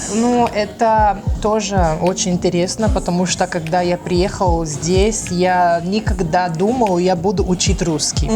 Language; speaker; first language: Russian; non-native, learner; Portuguese